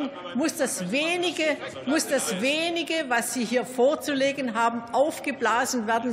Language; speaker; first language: German; native; German